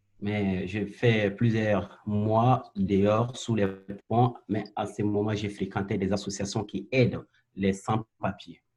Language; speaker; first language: French; non-native, local second language; Bambara